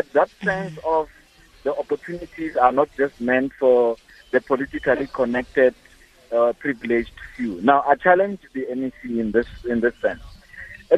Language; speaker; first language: English; non-native, local second language; Tswana